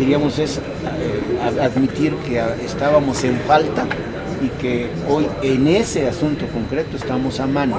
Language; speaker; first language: Spanish; native; Spanish